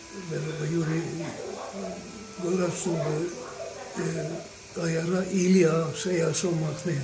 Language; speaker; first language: Hebrew; non-native, fluent; Romanian